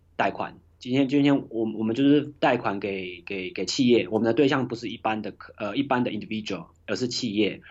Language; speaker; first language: Chinese; native; Chinese